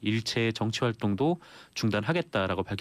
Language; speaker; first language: Korean; native; Korean